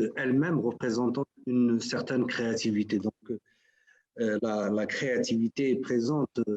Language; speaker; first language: French; non-native, local second language; Arabic